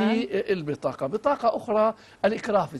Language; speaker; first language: Arabic; native; Arabic